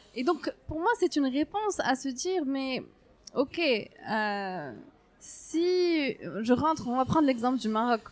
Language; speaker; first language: French; non-native, local second language; Arabic